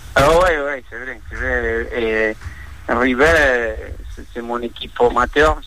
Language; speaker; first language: French; non-native, fluent; Spanish